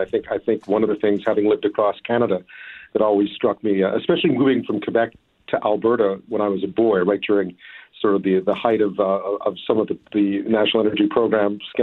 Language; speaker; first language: English; native; English